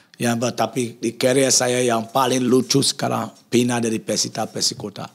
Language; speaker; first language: Indonesian; non-native, fluent; English